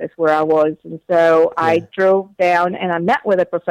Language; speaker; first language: English; non-native, fluent; Spanish